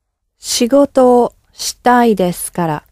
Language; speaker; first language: Japanese; non-native, learner; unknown